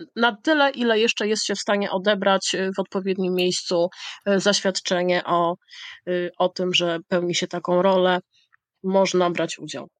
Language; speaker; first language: Polish; native; Polish